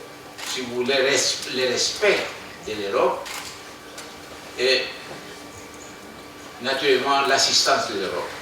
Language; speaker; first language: French; non-native, fluent; Greek